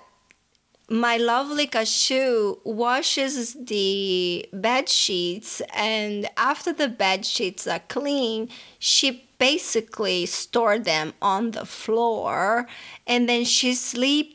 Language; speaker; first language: English; non-native, fluent; Portuguese